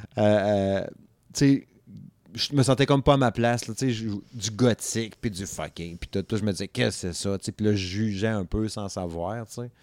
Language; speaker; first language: French; native; French